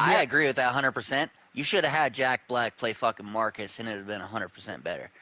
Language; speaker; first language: English; native; English